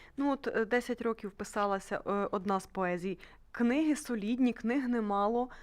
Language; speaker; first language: Ukrainian; native; Ukrainian